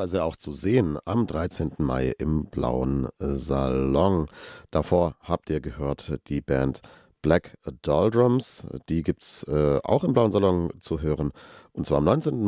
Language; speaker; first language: German; native; German